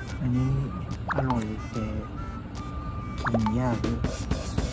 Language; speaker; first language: Thai; non-native, learner; Japanese